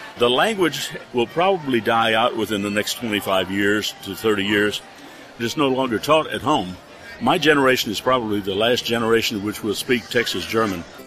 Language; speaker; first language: English; early bilingual, other home language; German